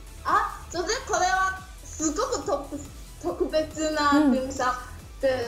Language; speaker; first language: Japanese; non-native, fluent; Cantonese